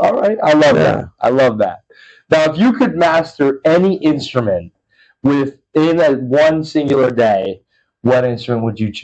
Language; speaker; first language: English; native; English